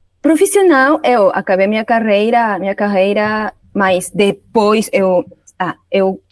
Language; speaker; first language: Portuguese; non-native, learner; Spanish